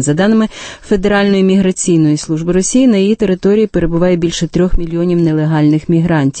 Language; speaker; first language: Ukrainian; native; Ukrainian